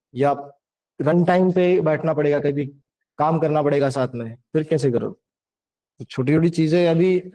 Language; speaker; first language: Hindi; non-native, local second language; Marathi